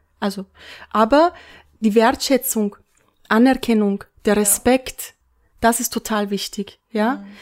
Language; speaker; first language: German; early bilingual, other home language; Turkish